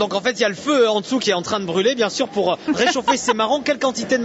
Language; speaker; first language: French; native; French